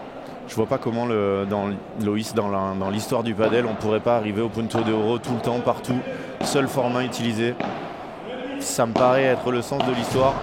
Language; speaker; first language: French; native; French